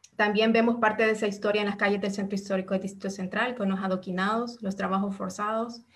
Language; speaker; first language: Spanish; native; Spanish